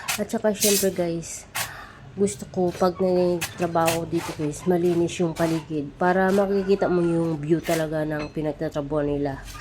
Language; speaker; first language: Filipino; non-native, local second language; Cebuano